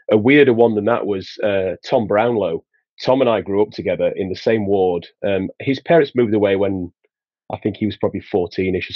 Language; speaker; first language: English; native; English